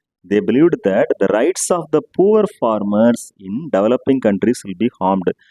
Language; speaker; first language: English; non-native, local second language; Tamil